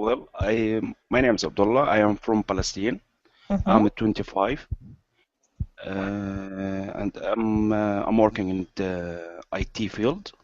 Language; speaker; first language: English; non-native, learner; Arabic